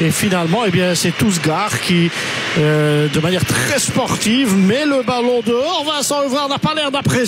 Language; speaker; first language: French; native; French